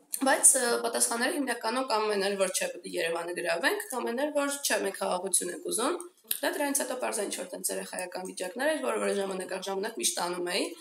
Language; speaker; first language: Armenian; native; Armenian